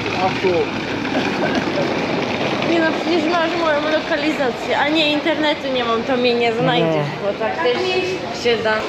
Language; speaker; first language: Polish; early bilingual, heritage; Polish